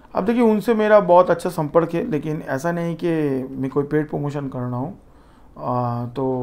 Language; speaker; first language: Hindi; non-native, local second language; Bangla